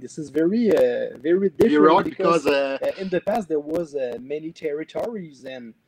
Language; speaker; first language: English; non-native, learner; French